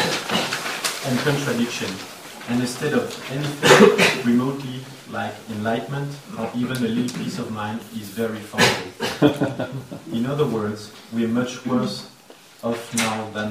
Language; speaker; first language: English; non-native, fluent; French